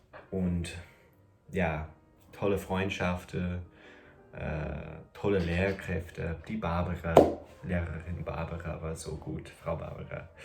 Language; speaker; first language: German; non-native, fluent; English